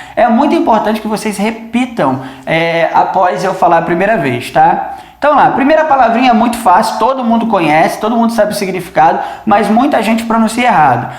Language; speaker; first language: Portuguese; native; Portuguese